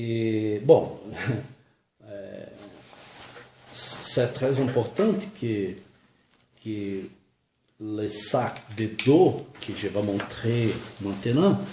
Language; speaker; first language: French; non-native, learner; Portuguese